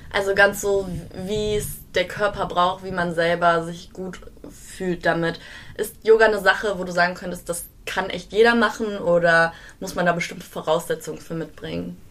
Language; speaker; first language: German; native; German